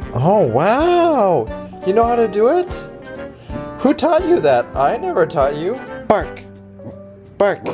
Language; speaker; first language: English; native; English